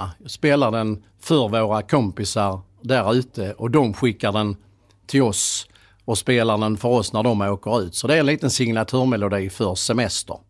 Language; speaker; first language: Swedish; native; Swedish